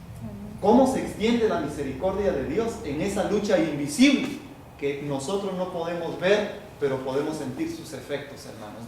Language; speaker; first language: Spanish; native; Spanish